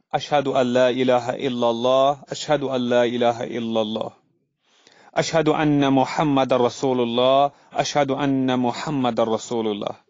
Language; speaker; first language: Urdu; non-native, local second language; Kashmiri